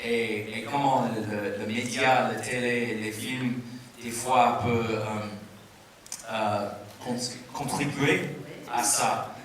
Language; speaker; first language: French; non-native, fluent; English